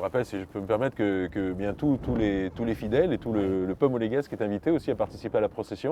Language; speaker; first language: French; native; French